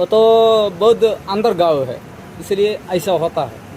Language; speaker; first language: Hindi; non-native, local second language; Malayalam